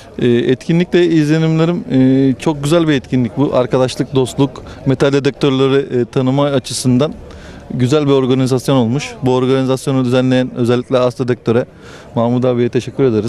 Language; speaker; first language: Turkish; native; Turkish